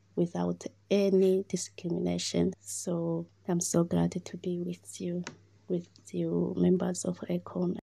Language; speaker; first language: English; non-native, learner; Rundi